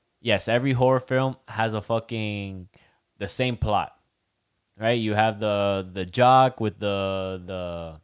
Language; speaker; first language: English; early bilingual, other home language; Spanish